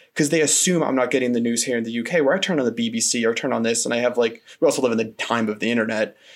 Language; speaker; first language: English; native; English